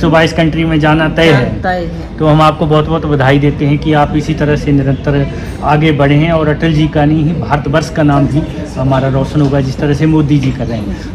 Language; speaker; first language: Hindi; native; Hindi